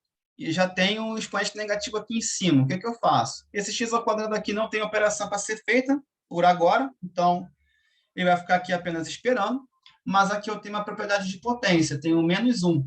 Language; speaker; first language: Portuguese; native; Portuguese